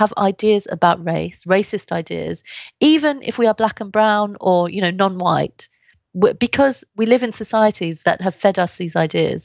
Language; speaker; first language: English; native; English